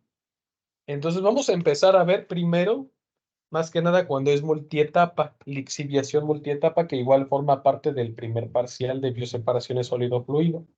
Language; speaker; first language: Spanish; native; Spanish